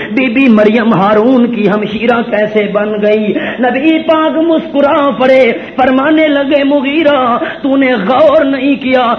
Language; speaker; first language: Urdu; non-native, local second language; Punjabi